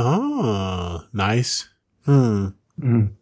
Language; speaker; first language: English; native; English